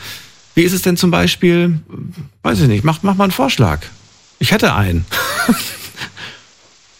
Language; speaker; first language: German; native; German